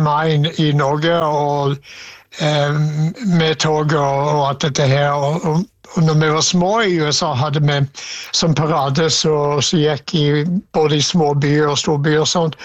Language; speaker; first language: Norwegian; non-native, fluent; English